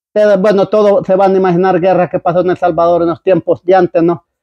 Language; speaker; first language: Spanish; native; Spanish